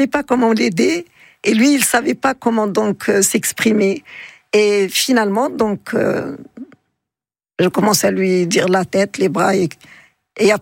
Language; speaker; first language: French; non-native, local second language; Arabic